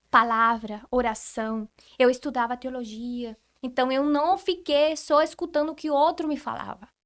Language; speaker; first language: Portuguese; non-native, fluent; Spanish